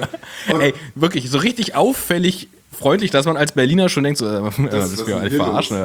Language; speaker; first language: German; native; German